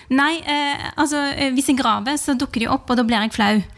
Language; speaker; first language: Norwegian; early bilingual, other home language; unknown